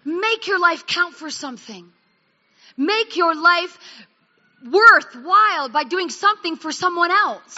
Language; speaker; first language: English; native; English